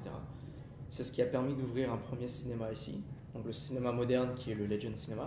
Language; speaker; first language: French; native; French